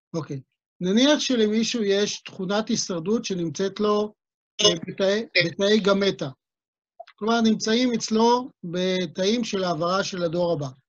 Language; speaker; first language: Hebrew; native; Hebrew